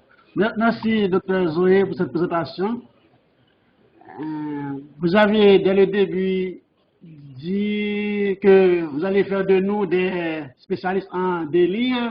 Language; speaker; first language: French; non-native, local second language; Haitian Creole